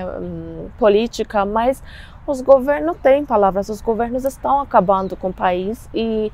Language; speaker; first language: Portuguese; non-native, learner; Persian